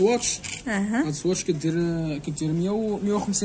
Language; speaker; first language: Arabic; native; Arabic